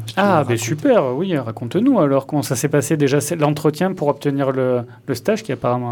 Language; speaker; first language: French; native; French